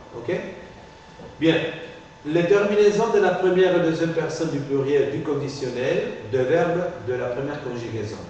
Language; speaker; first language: French; non-native, fluent; Spanish